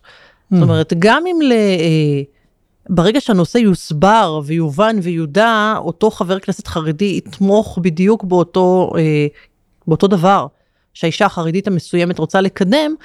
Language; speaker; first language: Hebrew; native; Hebrew